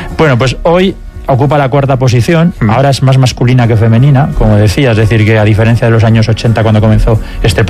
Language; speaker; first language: Spanish; native; Spanish